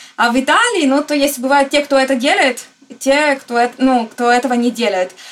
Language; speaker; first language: Russian; non-native, fluent; Italian